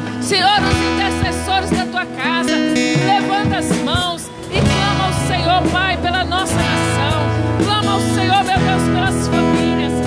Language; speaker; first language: Portuguese; native; Portuguese